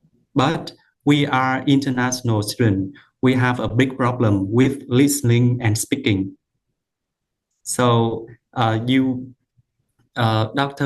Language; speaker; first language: English; non-native, learner; Vietnamese